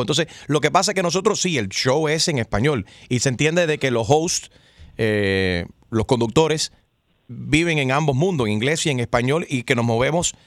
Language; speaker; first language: Spanish; early bilingual, heritage; Spanish